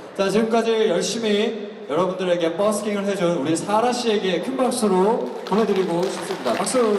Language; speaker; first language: Korean; native; Korean